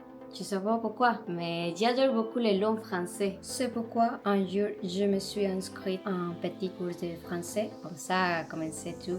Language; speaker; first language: French; non-native, learner; Spanish